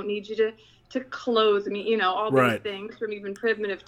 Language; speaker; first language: English; non-native, local second language; Filipino